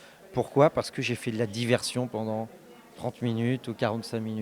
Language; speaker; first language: French; native; French